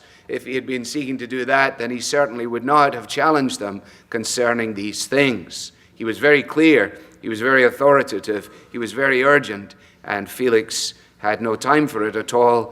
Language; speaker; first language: English; native; English